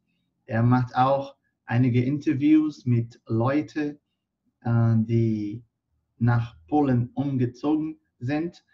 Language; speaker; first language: German; non-native, fluent; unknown